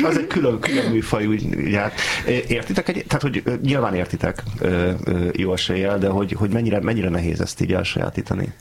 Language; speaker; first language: Hungarian; native; Hungarian